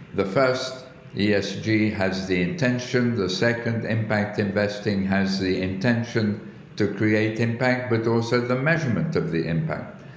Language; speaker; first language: English; early bilingual, other home language; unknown